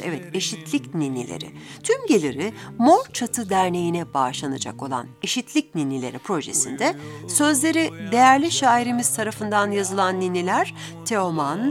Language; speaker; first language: Turkish; native; Turkish